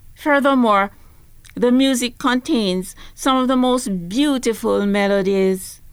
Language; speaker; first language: English; native; English